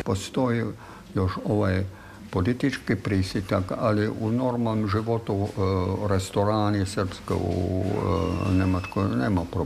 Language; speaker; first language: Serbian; non-native, fluent; German